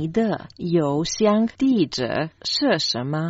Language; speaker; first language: Chinese; non-native, fluent; Croatian